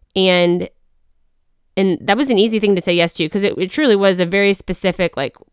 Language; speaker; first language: English; native; English